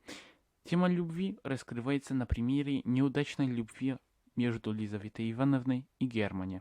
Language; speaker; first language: Russian; non-native, learner; English